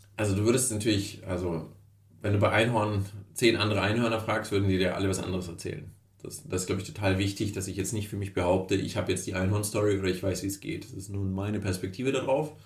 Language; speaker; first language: German; early bilingual, other home language; Russian